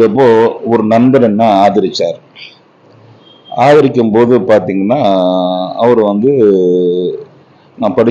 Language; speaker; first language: Tamil; native; Tamil